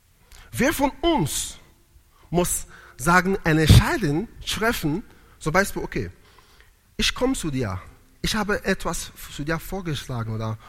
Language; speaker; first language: German; non-native, learner; Italian